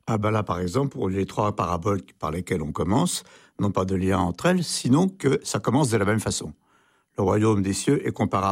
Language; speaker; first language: French; native; French